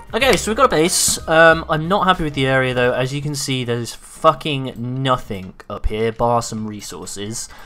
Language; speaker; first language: English; native; English